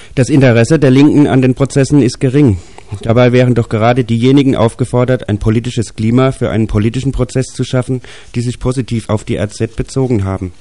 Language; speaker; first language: German; native; German